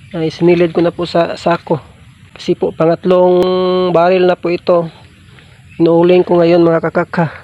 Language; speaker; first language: Filipino; non-native, local second language; Cebuano